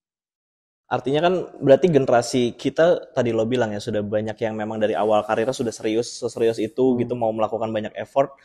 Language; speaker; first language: Indonesian; native; Indonesian